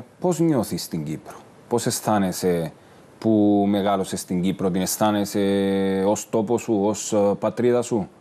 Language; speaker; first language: Greek; native; Greek